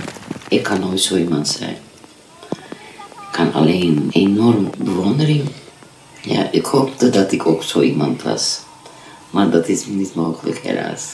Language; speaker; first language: Dutch; non-native, fluent; Kurdish